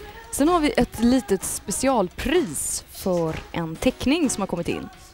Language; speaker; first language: Swedish; native; Swedish